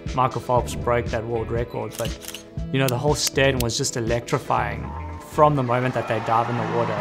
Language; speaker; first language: English; native; English